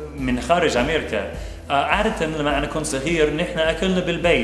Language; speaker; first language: Arabic; non-native, fluent; English